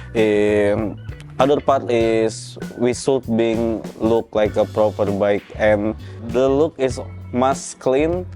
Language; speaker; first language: English; non-native, learner; Indonesian